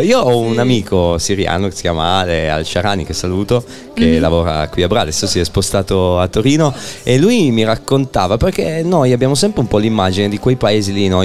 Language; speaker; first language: Italian; native; Italian